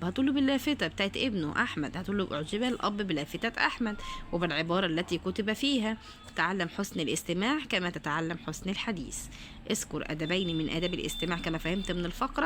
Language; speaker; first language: Arabic; native; Arabic